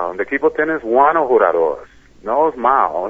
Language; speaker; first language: Spanish; non-native, learner; English